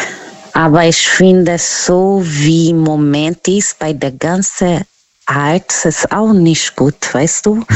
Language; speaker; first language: German; non-native, fluent; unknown